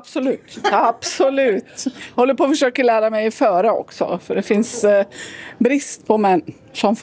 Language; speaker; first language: Swedish; native; Swedish